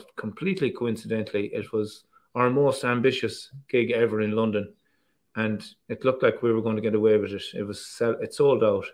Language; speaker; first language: English; native; English